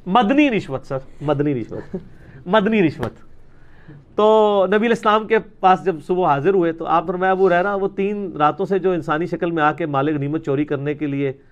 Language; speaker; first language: Urdu; non-native, local second language; Punjabi